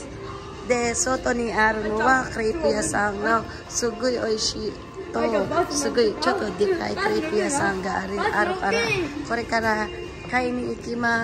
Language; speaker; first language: Japanese; non-native, fluent; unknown